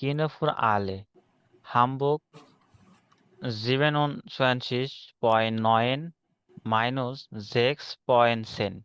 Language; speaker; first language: German; non-native, learner; Bangla